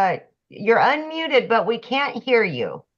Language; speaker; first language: English; native; English